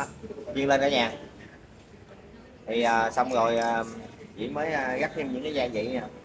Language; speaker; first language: Vietnamese; native; Vietnamese